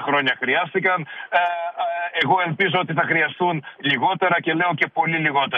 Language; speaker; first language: Greek; native; Greek